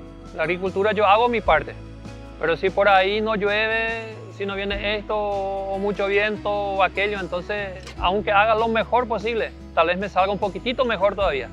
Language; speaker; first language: Spanish; early bilingual, other home language; German